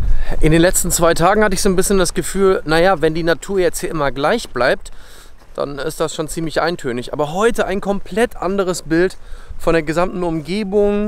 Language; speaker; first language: German; native; German